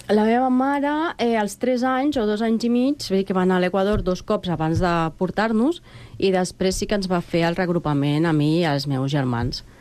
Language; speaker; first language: Catalan; early bilingual, other home language; Spanish